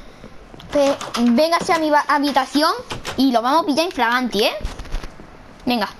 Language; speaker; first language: Spanish; native; Spanish